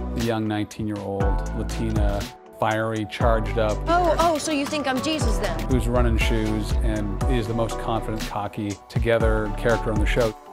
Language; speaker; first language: English; native; English